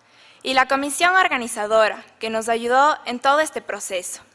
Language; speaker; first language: Spanish; native; Spanish